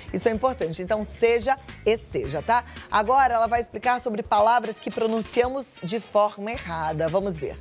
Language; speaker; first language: Portuguese; native; Portuguese